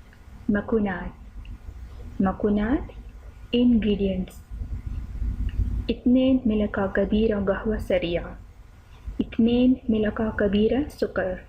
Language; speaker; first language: Arabic; non-native, learner; Urdu